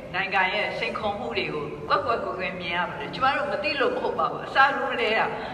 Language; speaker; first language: Burmese; native; Burmese